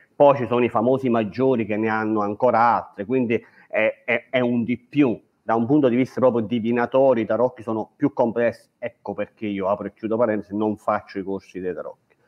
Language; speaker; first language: Italian; native; Italian